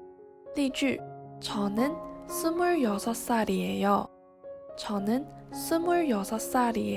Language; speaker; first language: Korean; non-native, fluent; Chinese